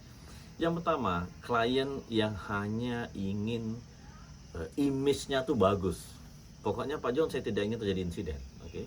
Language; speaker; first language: Indonesian; native; Indonesian